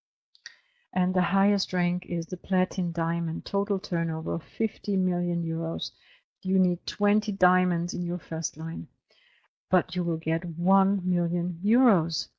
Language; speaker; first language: English; non-native, fluent; German